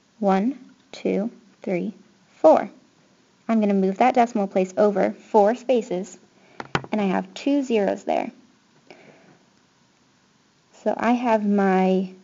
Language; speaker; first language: English; native; English